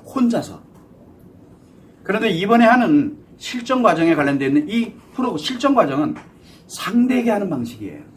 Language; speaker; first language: Korean; native; Korean